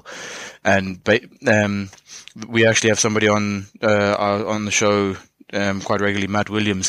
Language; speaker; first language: English; native; English